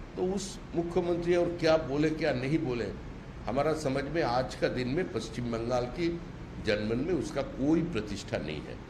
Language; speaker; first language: Hindi; non-native, local second language; Bangla